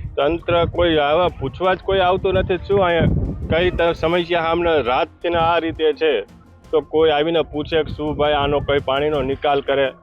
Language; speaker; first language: Gujarati; native; Gujarati